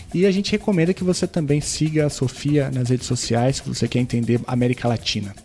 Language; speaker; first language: Portuguese; native; Portuguese